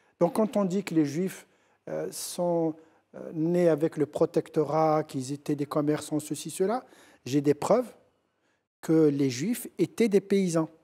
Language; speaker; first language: French; non-native, local second language; Central Atlas Tamazight